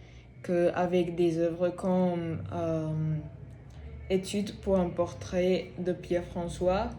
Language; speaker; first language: French; non-native, fluent; Spanish